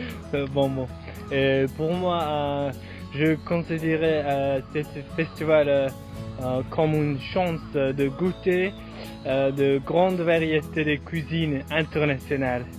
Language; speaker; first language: French; non-native, learner; Mongolian